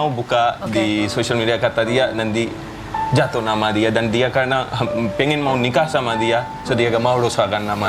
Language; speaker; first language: Indonesian; non-native, fluent; Hindi